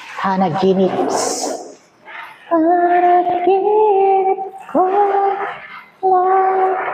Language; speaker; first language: Filipino; non-native, local second language; Masbatenyo